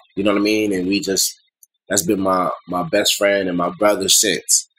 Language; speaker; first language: English; native; English